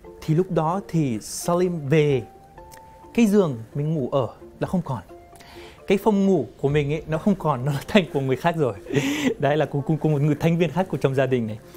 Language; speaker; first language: Vietnamese; non-native, fluent; Arabic